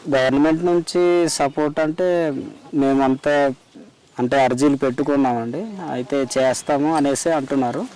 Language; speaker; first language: Telugu; non-native, local second language; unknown